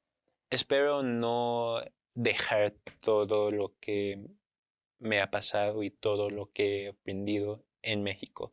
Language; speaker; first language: Spanish; non-native, fluent; English